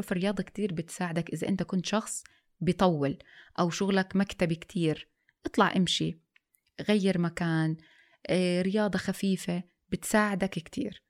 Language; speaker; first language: Arabic; native; Arabic